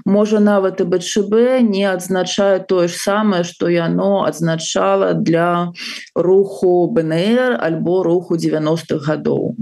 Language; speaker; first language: Belarusian; non-native, local second language; Russian